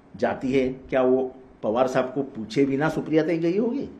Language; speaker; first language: Hindi; non-native, local second language; Marathi